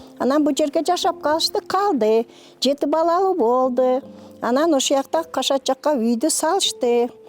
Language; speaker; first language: Kyrgyz; non-native, local second language; Russian